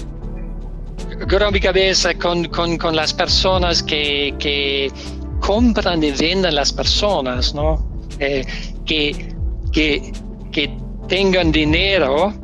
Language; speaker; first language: Spanish; non-native, learner; Danish